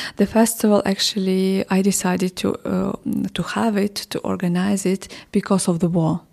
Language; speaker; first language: English; non-native, fluent; Ukrainian